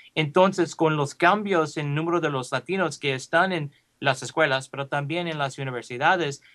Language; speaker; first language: Spanish; early bilingual, heritage; Spanish